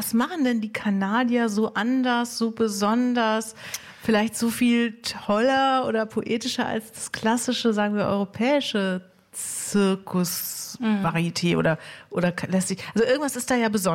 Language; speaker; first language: German; native; German